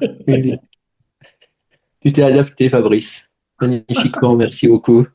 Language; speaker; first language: French; native; French